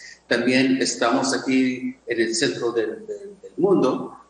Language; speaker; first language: Spanish; non-native, fluent; English